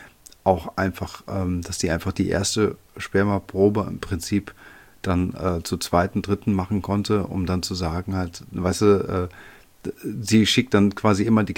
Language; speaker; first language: German; native; German